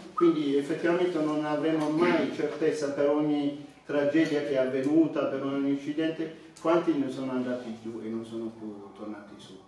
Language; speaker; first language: Italian; non-native, fluent; Tigrinya